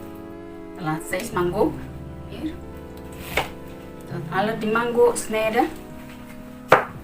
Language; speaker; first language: Dutch; non-native, learner; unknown